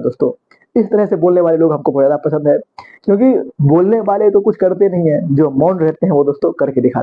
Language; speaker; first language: Hindi; native; Hindi